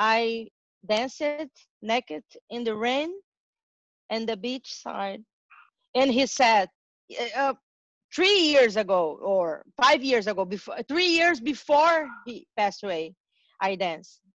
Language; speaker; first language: English; non-native, learner; Portuguese